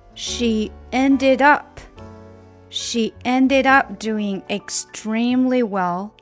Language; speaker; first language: English; non-native, fluent; Chinese